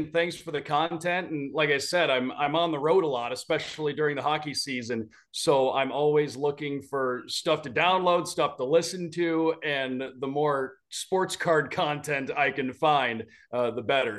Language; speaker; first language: English; native; English